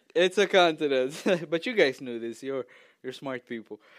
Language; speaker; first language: English; non-native, fluent; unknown